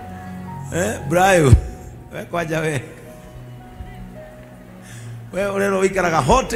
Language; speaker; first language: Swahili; non-native, local second language; Kikuyu